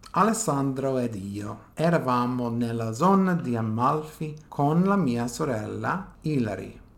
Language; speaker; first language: Italian; non-native, learner; English